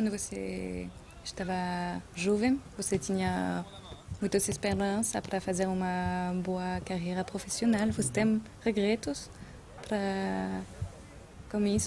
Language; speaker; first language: Portuguese; non-native, learner; French